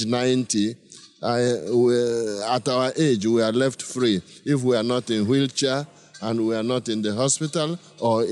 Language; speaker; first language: English; non-native, local second language; Igbo